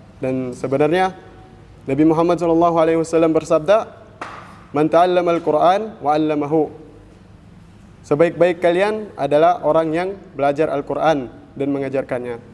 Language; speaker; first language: Indonesian; non-native, fluent; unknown